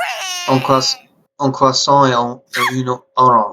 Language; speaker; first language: French; non-native, learner; English